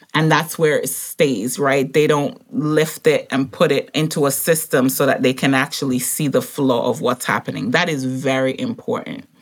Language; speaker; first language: English; native; English